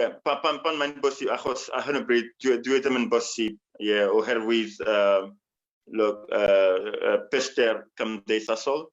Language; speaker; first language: Welsh; non-native, fluent; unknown